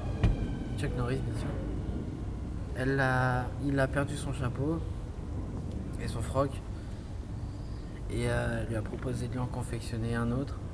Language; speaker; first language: French; native; French